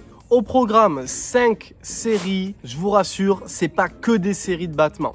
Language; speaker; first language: French; native; French